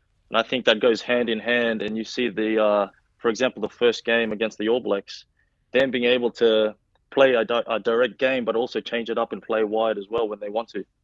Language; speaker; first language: English; non-native, local second language; Fijian